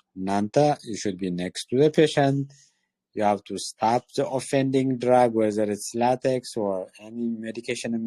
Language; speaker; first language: English; non-native, local second language; Amharic